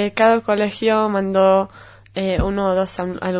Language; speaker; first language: Spanish; non-native, fluent; Hebrew